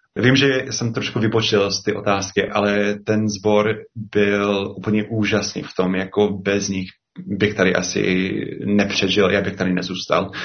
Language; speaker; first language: Czech; non-native, fluent; English